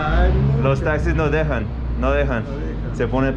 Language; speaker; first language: Spanish; non-native, fluent; English